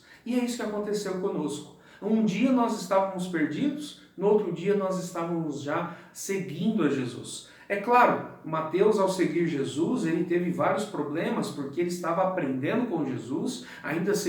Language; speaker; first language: Portuguese; native; Portuguese